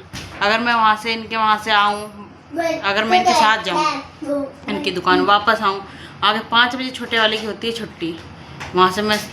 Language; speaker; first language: Hindi; native; Hindi